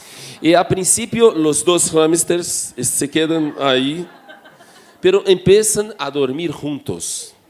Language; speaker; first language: Spanish; non-native, fluent; Portuguese